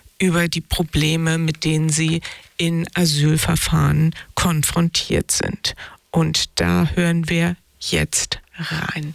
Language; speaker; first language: German; native; German